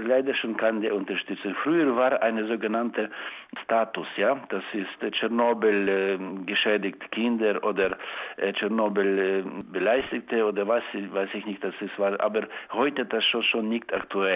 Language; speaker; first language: German; non-native, learner; Ukrainian